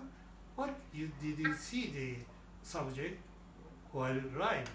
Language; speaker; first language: English; non-native, learner; Japanese